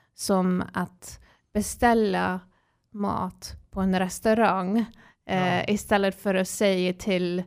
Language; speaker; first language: Swedish; non-native, fluent; English